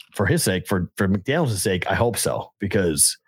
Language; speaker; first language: English; native; English